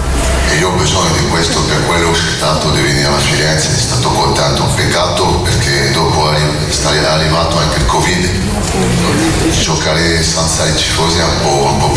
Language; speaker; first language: Italian; non-native, fluent; French